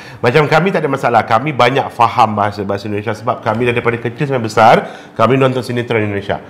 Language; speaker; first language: Malay; native; Malay